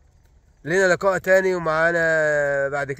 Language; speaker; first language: Arabic; native; Arabic